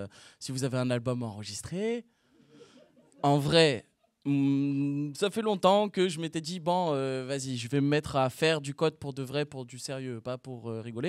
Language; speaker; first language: French; native; French